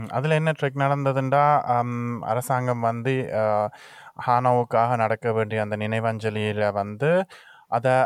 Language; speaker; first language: Tamil; native; Tamil